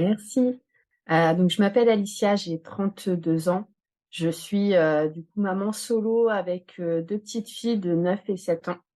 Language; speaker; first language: French; native; French